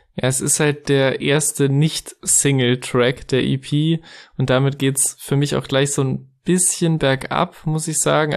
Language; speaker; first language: German; native; German